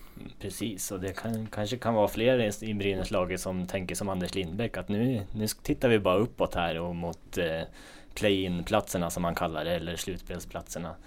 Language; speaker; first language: Swedish; native; Swedish